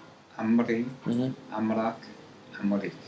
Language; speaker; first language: Arabic; non-native, learner; English